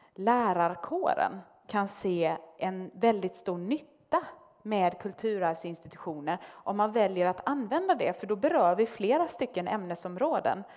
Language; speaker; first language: Swedish; native; Swedish